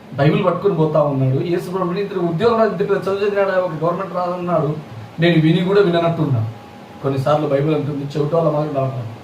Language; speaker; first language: Telugu; non-native, local second language; Lambadi